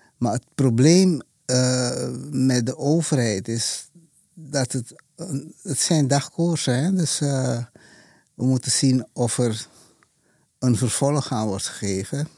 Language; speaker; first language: Dutch; native; Dutch